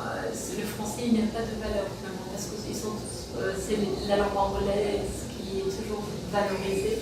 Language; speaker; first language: French; non-native, fluent; Persian